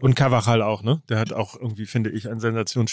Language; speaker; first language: German; native; German